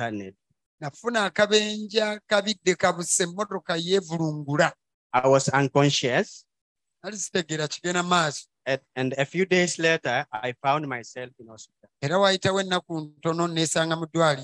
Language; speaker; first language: English; non-native, fluent; Oromo